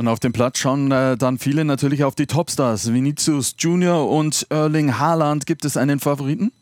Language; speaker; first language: German; native; German